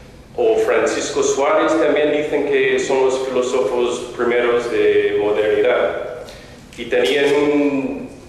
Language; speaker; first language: Spanish; non-native, fluent; English